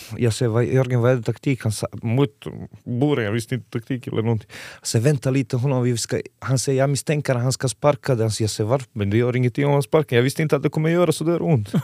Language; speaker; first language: Swedish; non-native, fluent; Serbian